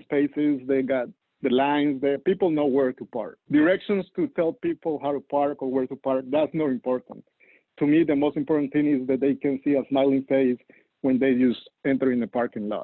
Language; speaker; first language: English; non-native, fluent; Spanish